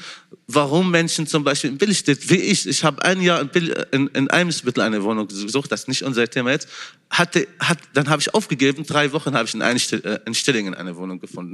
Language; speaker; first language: German; non-native, fluent; Arabic